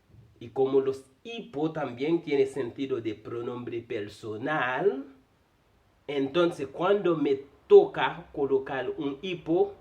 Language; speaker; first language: Spanish; non-native, fluent; Haitian Creole